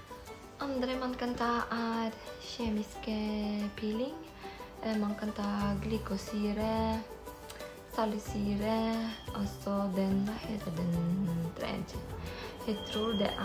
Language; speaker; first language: Norwegian; non-native, fluent; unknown